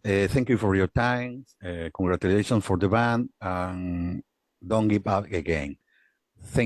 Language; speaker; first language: English; non-native, learner; Spanish